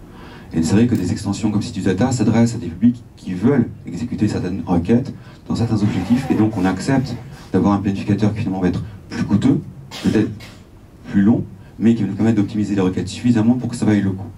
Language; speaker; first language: French; native; French